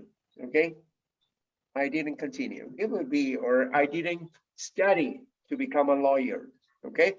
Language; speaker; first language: English; non-native, fluent; Spanish